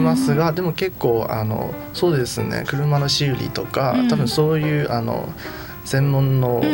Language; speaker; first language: Japanese; non-native, fluent; Chinese